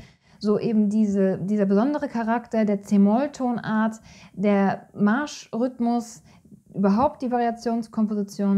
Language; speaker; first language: German; native; German